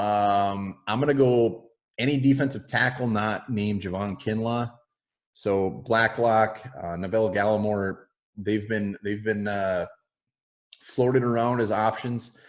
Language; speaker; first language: English; native; English